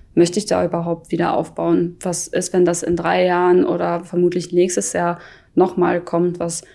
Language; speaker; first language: German; native; German